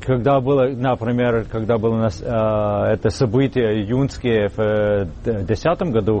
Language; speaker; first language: Russian; non-native, fluent; English